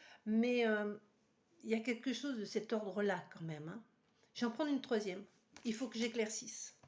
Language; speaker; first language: French; native; French